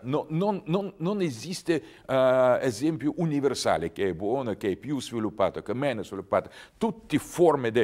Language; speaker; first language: Italian; non-native, learner; Russian